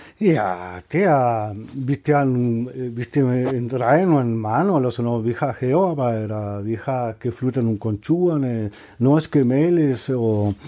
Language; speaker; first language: Danish; non-native, learner; Spanish